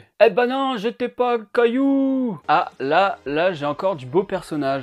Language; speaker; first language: French; native; French